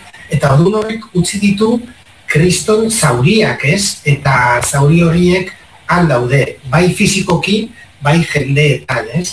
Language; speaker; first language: Basque; non-native, local second language; Spanish